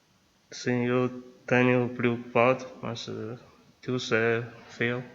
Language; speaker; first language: Portuguese; non-native, learner; Chinese